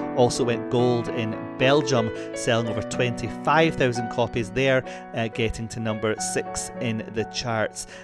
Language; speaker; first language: English; native; English